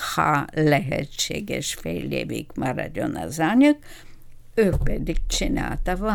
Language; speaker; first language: Hungarian; non-native, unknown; Bulgarian